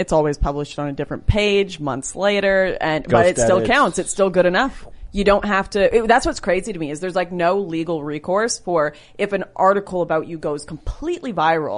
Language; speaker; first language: English; native; English